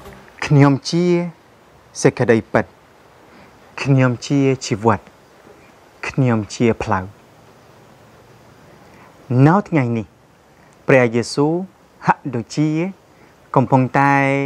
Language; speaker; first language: Khmer; non-native, fluent; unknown